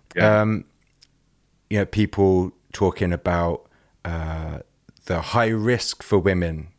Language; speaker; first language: English; native; English